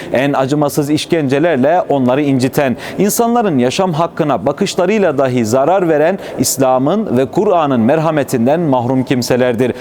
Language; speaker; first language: Turkish; native; Turkish